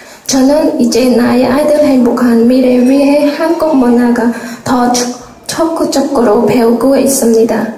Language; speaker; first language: Korean; non-native, learner; Khmer